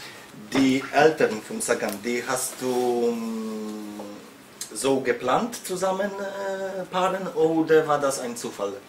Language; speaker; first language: German; non-native, learner; Polish